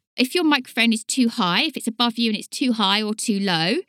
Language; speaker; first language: English; native; English